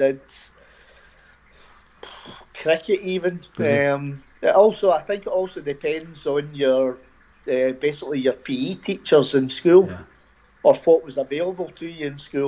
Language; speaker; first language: English; native; English